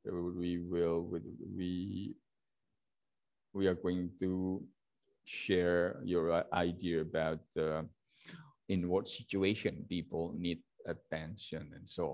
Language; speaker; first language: English; non-native, fluent; Indonesian